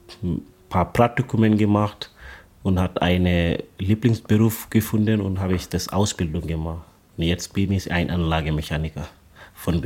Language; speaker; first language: German; non-native, learner; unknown